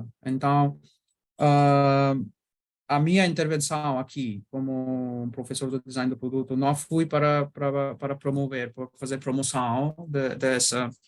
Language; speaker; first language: Portuguese; non-native, learner; Bangla